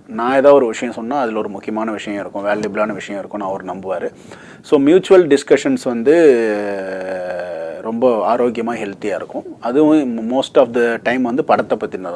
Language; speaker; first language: Tamil; native; Tamil